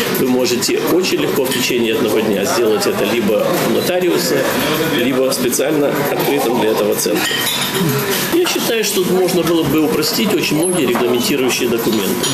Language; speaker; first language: Russian; native; Russian